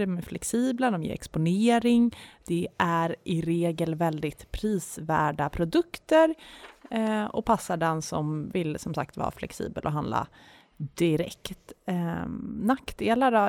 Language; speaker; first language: Swedish; native; Swedish